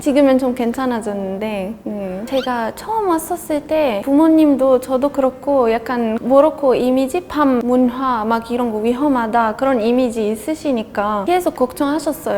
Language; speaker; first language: Korean; non-native, fluent; Arabic